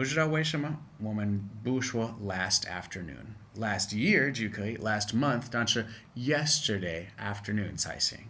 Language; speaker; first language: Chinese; non-native, fluent; English